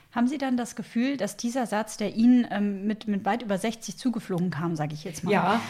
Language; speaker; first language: German; native; German